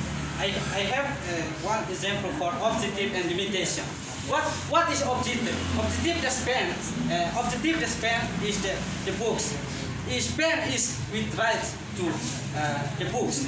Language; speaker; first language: English; non-native, learner; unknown